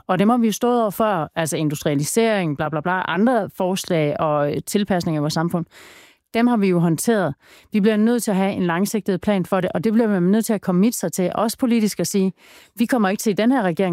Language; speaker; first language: Danish; native; Danish